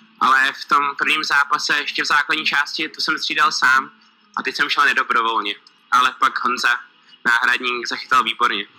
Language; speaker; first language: Czech; native; Czech